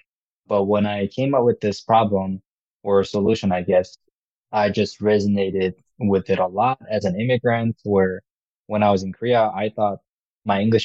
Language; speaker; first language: English; non-native, fluent; Korean